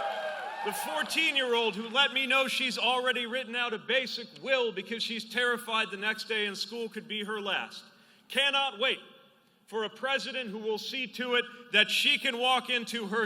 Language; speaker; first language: English; native; English